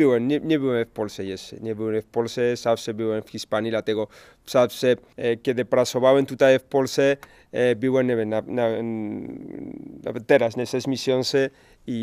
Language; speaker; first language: Polish; non-native, learner; Spanish